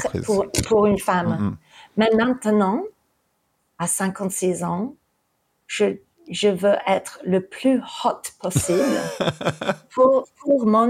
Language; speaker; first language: French; early bilingual, heritage; English